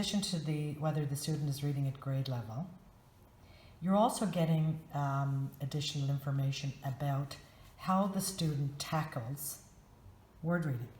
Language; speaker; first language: English; native; English